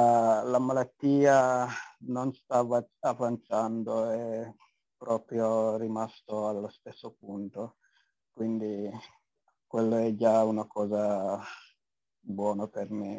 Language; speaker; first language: Italian; non-native, fluent; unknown